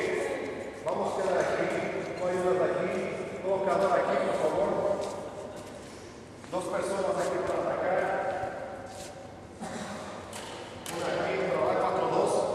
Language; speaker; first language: Spanish; non-native, learner; Portuguese